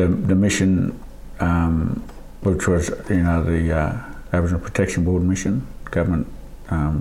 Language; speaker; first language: English; native; English